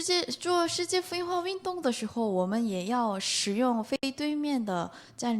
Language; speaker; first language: Chinese; non-native, fluent; Korean